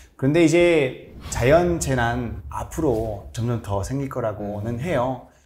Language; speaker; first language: Korean; non-native, fluent; French